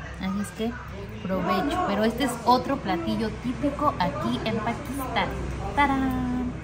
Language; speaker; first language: Spanish; native; Spanish